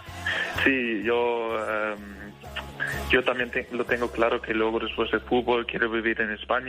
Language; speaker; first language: Spanish; early bilingual, heritage; German